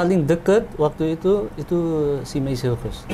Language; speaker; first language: Indonesian; early bilingual, heritage; Dutch